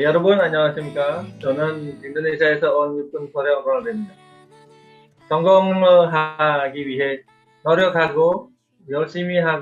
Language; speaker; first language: Korean; non-native, learner; Indonesian